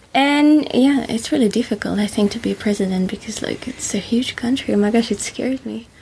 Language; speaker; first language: English; non-native, fluent; Russian